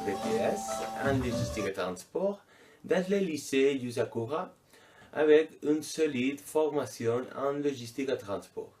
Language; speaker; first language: French; non-native, learner; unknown